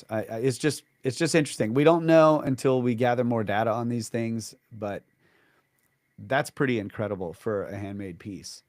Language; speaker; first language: English; native; English